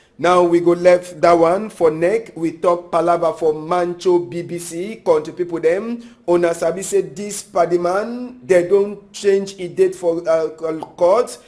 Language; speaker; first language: Nigerian Pidgin; native; Nigerian Pidgin